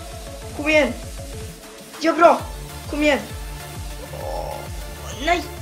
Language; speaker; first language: Swedish; early bilingual, other home language; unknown